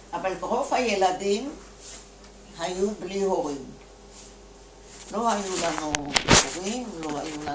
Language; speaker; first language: Hebrew; non-native, fluent; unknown